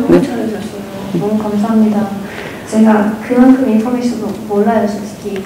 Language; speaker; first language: Korean; non-native, fluent; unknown